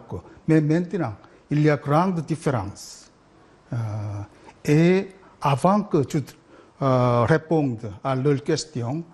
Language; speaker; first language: French; non-native, learner; Korean